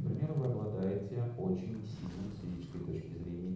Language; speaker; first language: Russian; native; Russian